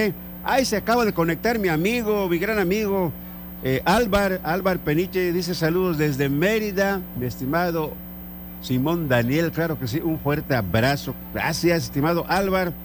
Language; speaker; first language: Spanish; native; Spanish